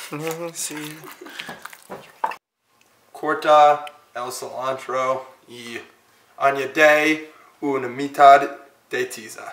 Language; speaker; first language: Spanish; non-native, learner; English